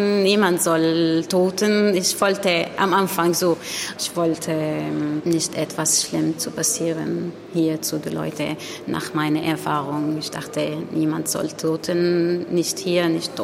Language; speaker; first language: German; non-native, learner; Arabic